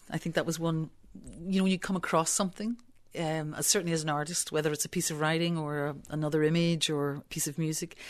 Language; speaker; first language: English; native; English